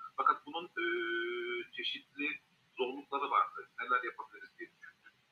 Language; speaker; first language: Turkish; native; Turkish